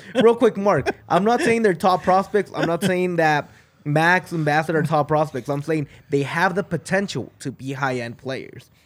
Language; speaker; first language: English; non-native, fluent; Spanish